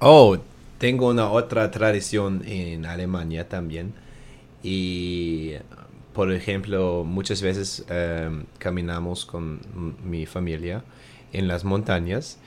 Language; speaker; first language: Spanish; non-native, learner; German